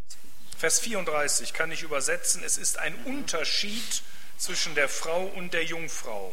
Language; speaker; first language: German; native; German